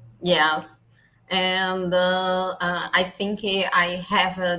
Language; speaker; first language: English; non-native, learner; Portuguese